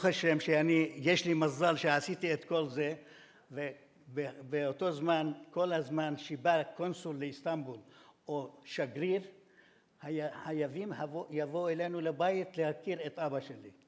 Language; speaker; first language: Hebrew; non-native, fluent; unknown